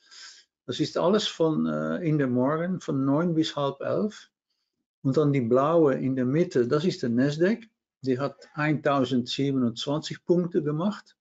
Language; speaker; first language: German; non-native, fluent; Dutch